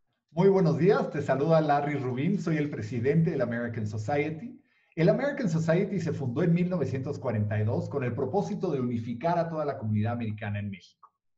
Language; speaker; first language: Spanish; native; Spanish